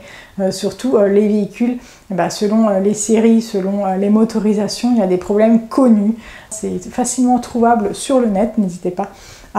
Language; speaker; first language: French; native; French